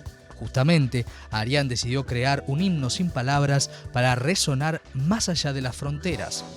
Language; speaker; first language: Spanish; native; Spanish